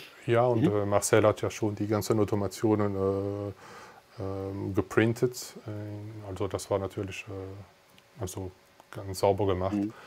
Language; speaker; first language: German; non-native, fluent; French